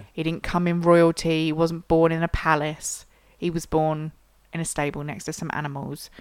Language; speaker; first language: English; native; English